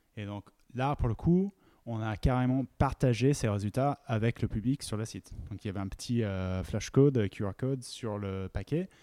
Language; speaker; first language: French; non-native, fluent; English